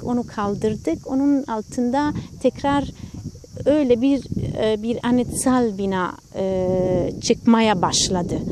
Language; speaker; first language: Turkish; non-native, fluent; Italian